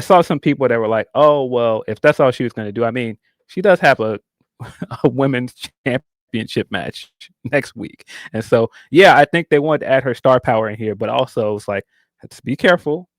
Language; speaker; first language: English; native; English